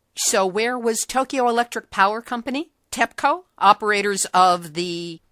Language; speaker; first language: English; native; English